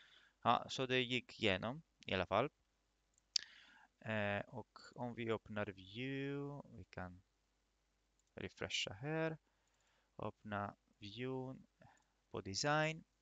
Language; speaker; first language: Swedish; non-native, fluent; Greek